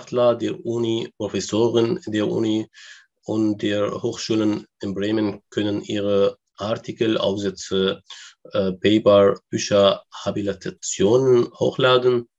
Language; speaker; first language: German; non-native, learner; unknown